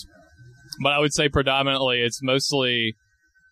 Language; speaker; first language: English; native; English